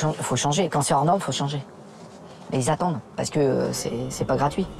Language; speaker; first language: French; native; French